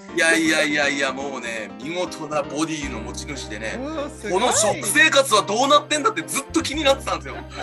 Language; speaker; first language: Japanese; native; Japanese